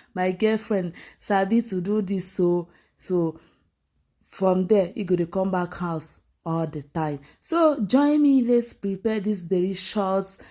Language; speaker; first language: Nigerian Pidgin; non-native, local second language; Igbo